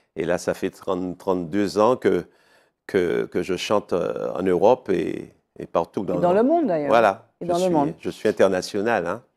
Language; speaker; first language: French; native; French